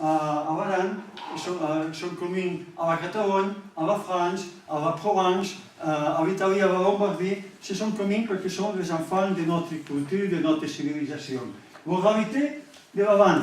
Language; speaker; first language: French; non-native, learner; Catalan